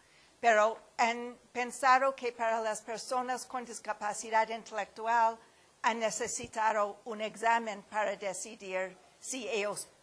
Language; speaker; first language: Spanish; non-native, fluent; English